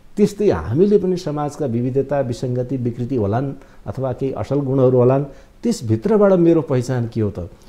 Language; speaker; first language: Nepali; native; Nepali